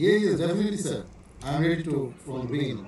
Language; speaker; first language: English; non-native, learner; Bangla